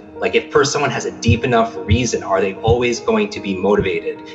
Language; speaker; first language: English; native; English